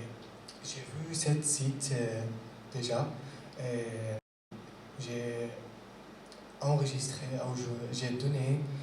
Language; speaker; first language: French; non-native, learner; Arabic